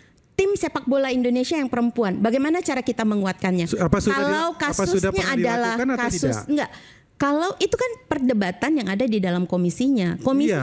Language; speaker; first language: Indonesian; native; Indonesian